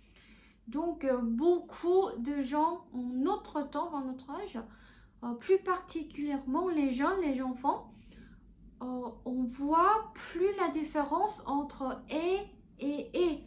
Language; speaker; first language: French; non-native, fluent; Korean